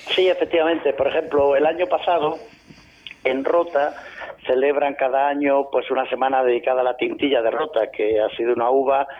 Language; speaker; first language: Spanish; native; Spanish